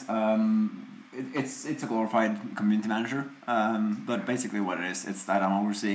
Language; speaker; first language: English; non-native, fluent; Norwegian